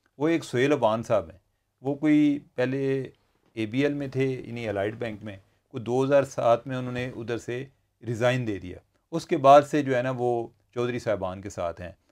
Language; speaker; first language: Urdu; non-native, local second language; Punjabi